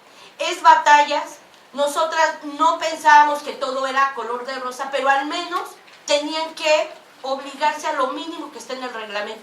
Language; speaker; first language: Spanish; native; Spanish